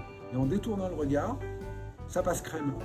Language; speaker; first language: French; native; French